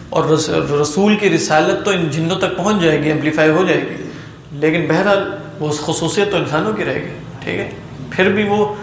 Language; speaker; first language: Urdu; native; Urdu